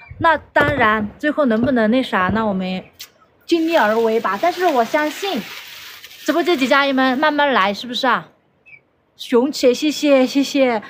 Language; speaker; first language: Chinese; non-native, local second language; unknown